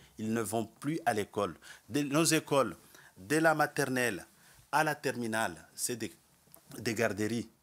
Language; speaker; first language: French; non-native, local second language; Comorian